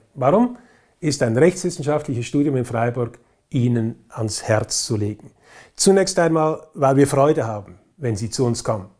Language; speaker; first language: German; native; German